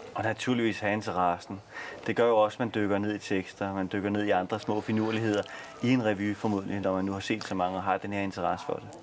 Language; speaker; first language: Danish; native; Danish